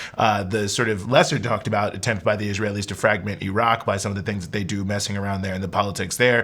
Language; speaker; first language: English; native; English